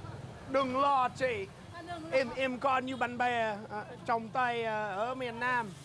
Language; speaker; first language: Vietnamese; early bilingual, heritage; English